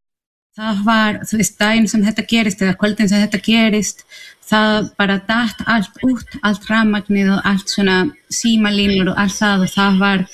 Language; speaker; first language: Icelandic; non-native, fluent; Spanish